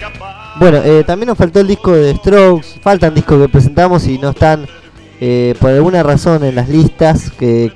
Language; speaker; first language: Spanish; native; Spanish